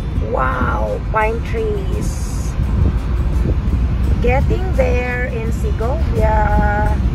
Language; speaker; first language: English; non-native, local second language; Filipino